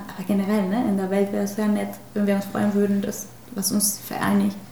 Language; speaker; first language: German; non-native, fluent; Spanish